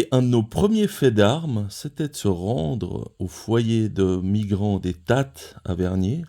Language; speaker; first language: French; native; French